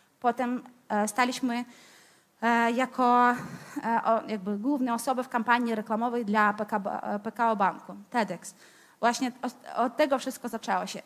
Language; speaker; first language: Polish; non-native, fluent; Ukrainian